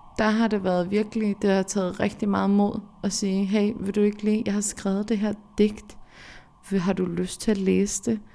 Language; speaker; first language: Danish; early bilingual, other home language; Central Kurdish